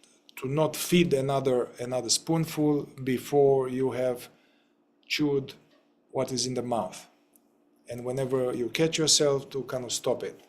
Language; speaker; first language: English; non-native, fluent; Romanian